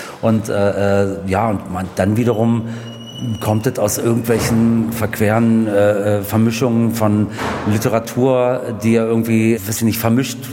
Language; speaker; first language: German; native; German